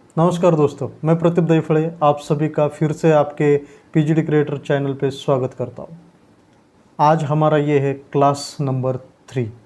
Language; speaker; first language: Hindi; non-native, local second language; Marathi